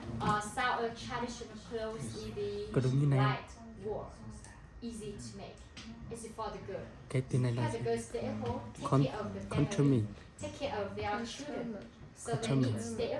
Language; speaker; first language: English; non-native, learner; Hmong